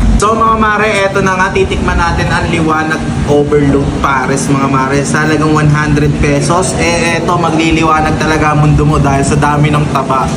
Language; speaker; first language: Filipino; native; Filipino